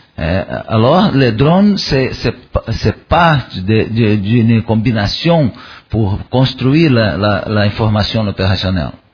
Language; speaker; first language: French; non-native, learner; Portuguese